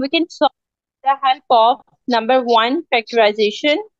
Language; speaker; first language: English; non-native, local second language; Urdu